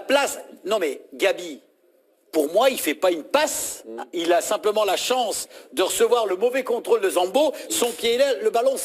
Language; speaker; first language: French; native; French